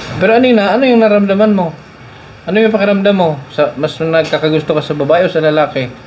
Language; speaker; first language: Filipino; native; Filipino